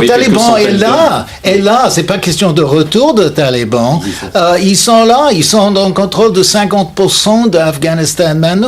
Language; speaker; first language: French; non-native, fluent; English